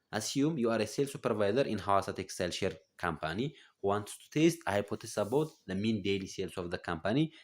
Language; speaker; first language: English; non-native, local second language; Amharic